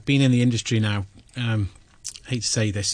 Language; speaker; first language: English; native; English